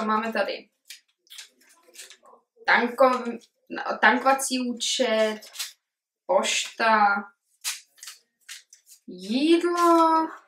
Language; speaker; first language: Czech; early bilingual, heritage; Czech